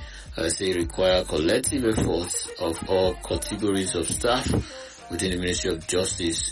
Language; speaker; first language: Nigerian Pidgin; non-native, local second language; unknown